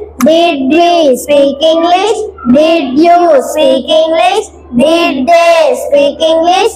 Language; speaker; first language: English; non-native, learner; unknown